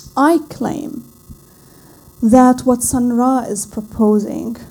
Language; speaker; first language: English; non-native, fluent; Arabic